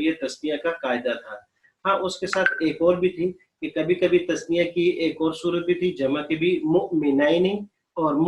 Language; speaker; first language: Urdu; native; Urdu